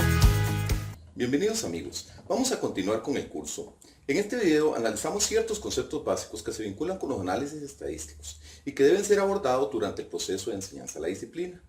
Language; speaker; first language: Spanish; native; Spanish